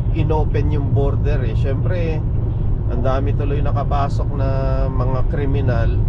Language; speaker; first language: Filipino; native; Filipino